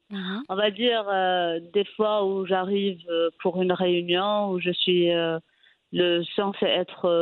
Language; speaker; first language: French; non-native, local second language; Arabic